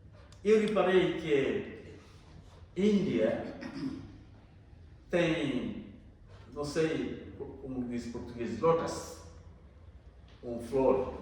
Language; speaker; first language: Portuguese; non-native, learner; Bangla